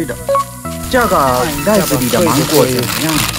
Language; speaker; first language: Chinese; non-native, fluent; Japanese